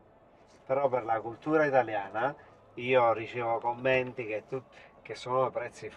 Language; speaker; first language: Italian; native; Italian